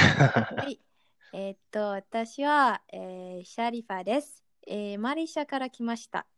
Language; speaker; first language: Japanese; non-native, fluent; Malay